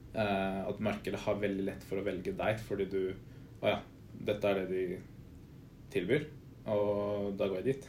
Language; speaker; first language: Norwegian; early bilingual, other home language; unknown